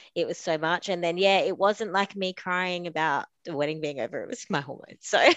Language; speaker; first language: English; native; English